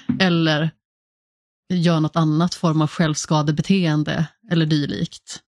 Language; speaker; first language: Swedish; native; Swedish